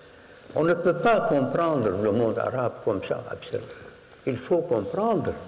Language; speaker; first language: French; non-native, fluent; Arabic